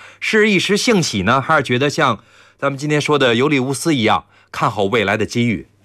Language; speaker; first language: Chinese; native; Chinese